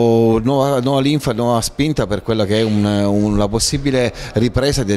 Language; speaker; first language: Italian; native; Italian